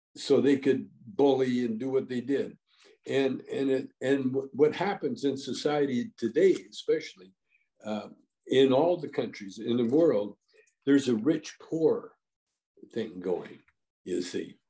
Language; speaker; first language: English; native; English